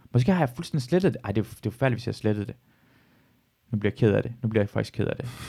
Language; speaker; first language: Danish; early bilingual, other home language; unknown